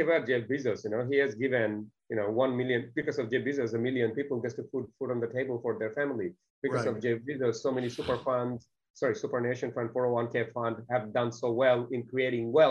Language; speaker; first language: English; non-native, local second language; Bangla